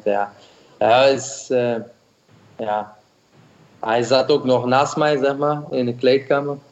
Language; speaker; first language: Dutch; non-native, fluent; German